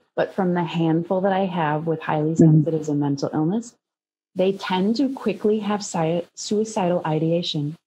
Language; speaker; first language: English; native; English